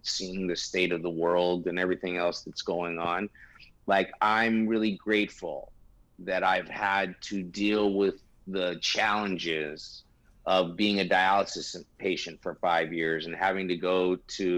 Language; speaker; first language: English; native; English